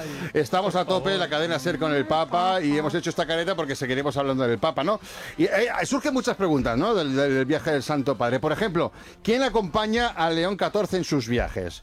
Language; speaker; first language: Spanish; native; Spanish